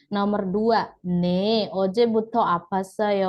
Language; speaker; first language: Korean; non-native, fluent; Indonesian